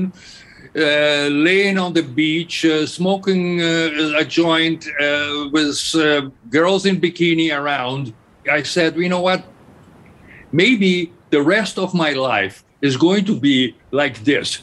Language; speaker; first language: English; non-native, fluent; German